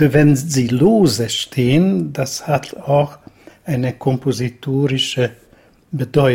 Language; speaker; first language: German; non-native, fluent; Hungarian